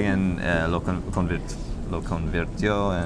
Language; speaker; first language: Spanish; non-native, fluent; English